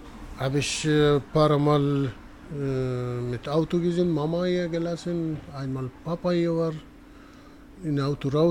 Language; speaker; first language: German; non-native, learner; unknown